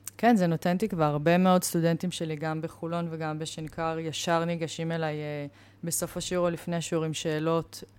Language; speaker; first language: Hebrew; native; Hebrew